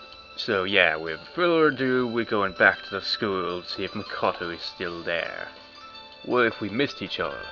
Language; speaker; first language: English; native; English